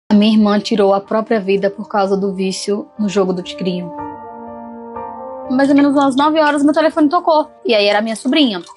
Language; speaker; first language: Portuguese; native; Portuguese